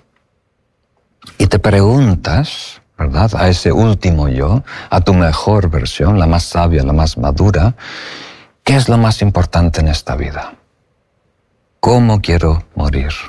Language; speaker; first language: Spanish; native; Spanish